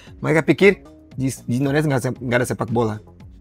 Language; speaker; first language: Indonesian; non-native, learner; Portuguese